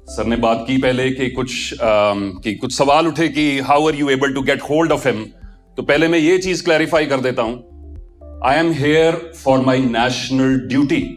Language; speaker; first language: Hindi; non-native, local second language; Punjabi